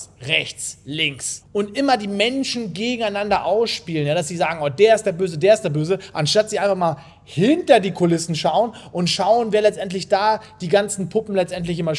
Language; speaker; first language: German; native; German